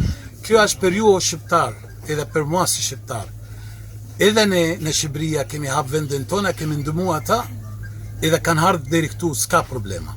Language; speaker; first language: Albanian; non-native, learner; Arabic